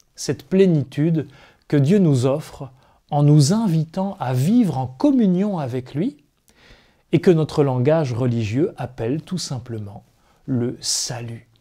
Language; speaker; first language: French; native; French